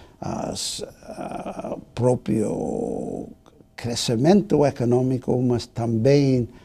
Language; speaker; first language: Portuguese; non-native, fluent; English